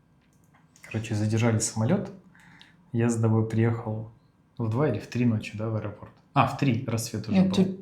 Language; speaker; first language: Russian; native; Russian